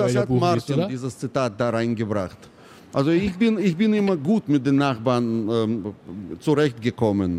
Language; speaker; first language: German; non-native, fluent; Russian